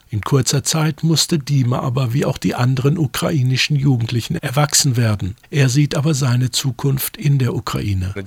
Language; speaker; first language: German; native; German